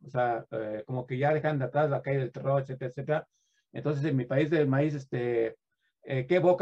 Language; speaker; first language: Spanish; native; Spanish